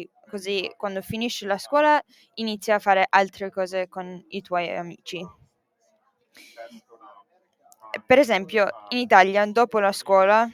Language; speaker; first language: Italian; non-native, fluent; English